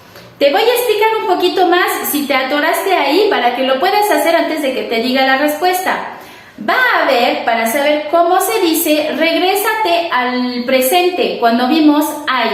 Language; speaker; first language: Spanish; non-native, fluent; French